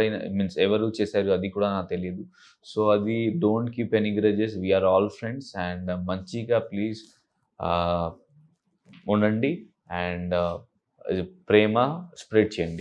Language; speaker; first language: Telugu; non-native, learner; Urdu